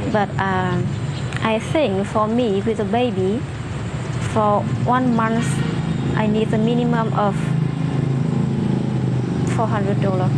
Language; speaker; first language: English; non-native, fluent; Vietnamese